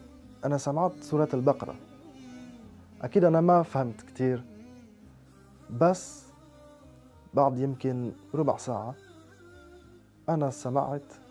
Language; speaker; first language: Arabic; non-native, fluent; French